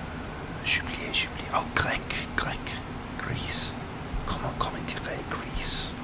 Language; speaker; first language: French; non-native, learner; English